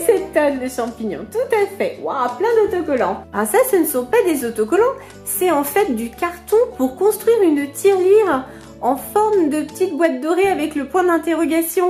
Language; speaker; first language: French; native; French